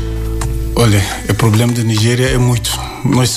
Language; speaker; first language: Portuguese; non-native, learner; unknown